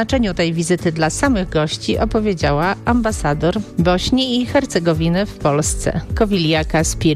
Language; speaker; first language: Polish; native; Polish